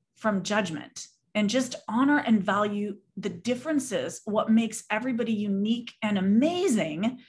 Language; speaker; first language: English; native; English